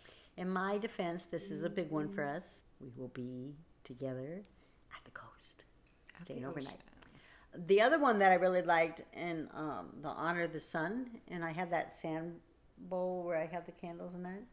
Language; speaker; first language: English; native; English